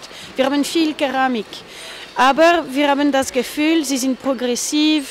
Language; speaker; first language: German; non-native, fluent; French